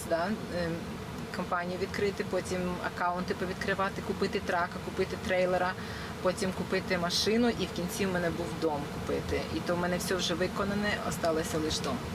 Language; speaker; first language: Ukrainian; native; Ukrainian